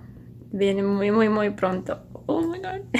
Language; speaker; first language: Spanish; non-native, learner; English